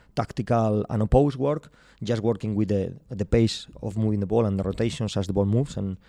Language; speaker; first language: English; non-native, fluent; Spanish